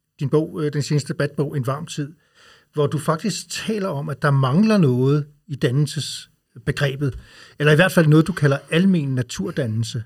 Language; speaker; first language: Danish; native; Danish